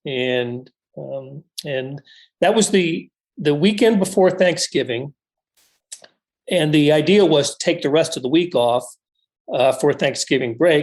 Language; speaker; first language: English; native; English